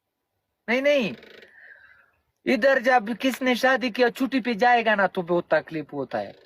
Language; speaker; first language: Hindi; non-native, fluent; Pashto